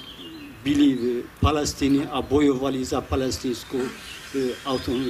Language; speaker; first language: Czech; non-native, fluent; Kurdish